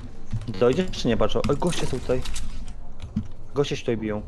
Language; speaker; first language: Polish; native; Polish